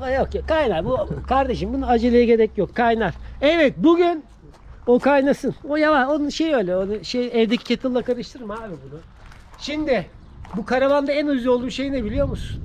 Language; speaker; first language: Turkish; native; Turkish